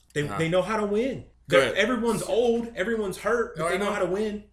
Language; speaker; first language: English; native; English